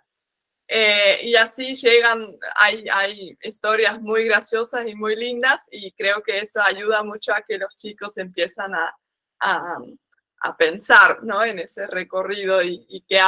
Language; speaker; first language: Spanish; non-native, fluent; Dutch